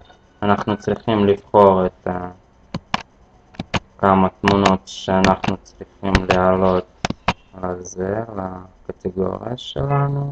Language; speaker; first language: Hebrew; non-native, fluent; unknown